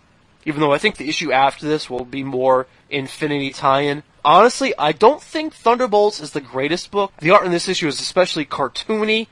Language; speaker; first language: English; native; English